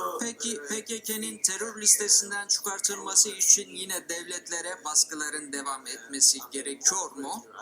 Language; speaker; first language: Turkish; native; Turkish